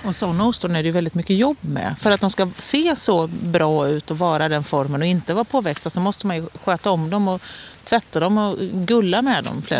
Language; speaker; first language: Swedish; native; Swedish